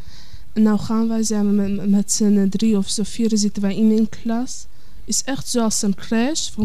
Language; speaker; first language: Dutch; early bilingual, other home language; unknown